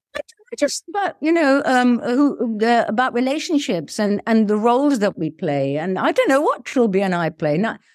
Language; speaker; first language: English; early bilingual, other home language; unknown